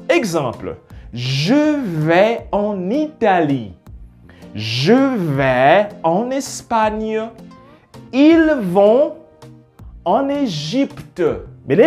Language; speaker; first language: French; non-native, fluent; Portuguese